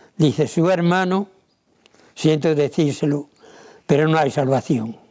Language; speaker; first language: Spanish; non-native, local second language; Galician